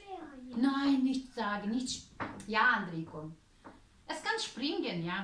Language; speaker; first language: German; non-native, fluent; Ukrainian